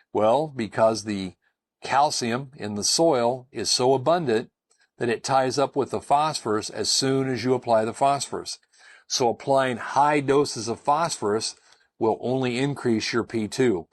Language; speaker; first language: English; native; English